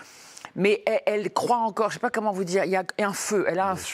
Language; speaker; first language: French; native; French